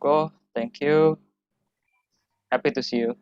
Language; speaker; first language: English; non-native, fluent; Indonesian